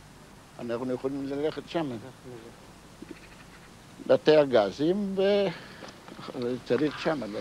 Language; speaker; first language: Hebrew; non-native, fluent; Ladino